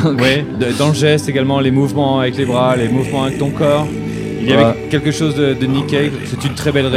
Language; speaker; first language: French; native; French